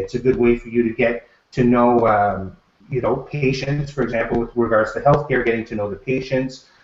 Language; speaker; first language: English; native; English